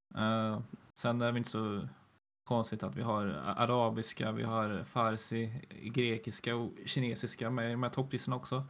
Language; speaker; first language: Swedish; native; Swedish